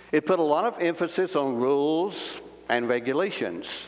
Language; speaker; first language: English; native; English